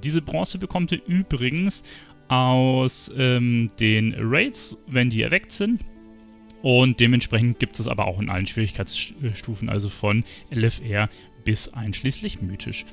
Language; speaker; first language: German; native; German